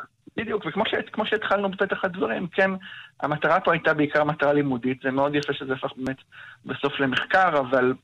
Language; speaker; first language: Hebrew; native; Hebrew